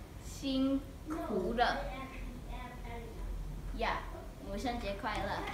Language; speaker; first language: Chinese; non-native, learner; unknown